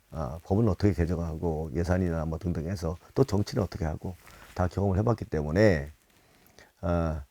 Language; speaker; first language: Korean; native; Korean